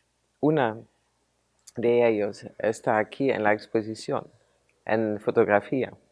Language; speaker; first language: Spanish; non-native, fluent; Dutch